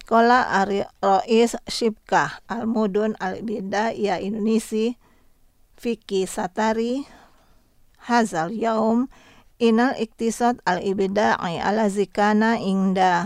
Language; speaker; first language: Arabic; non-native, fluent; Indonesian